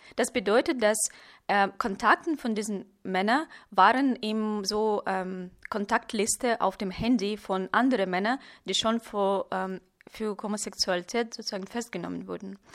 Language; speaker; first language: German; non-native, fluent; Russian